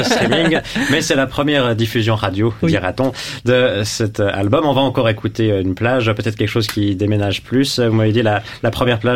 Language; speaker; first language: French; native; French